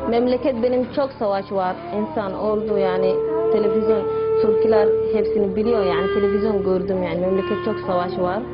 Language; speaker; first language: Turkish; non-native, learner; Somali